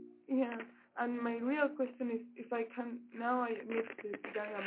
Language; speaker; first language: English; non-native, fluent; Dutch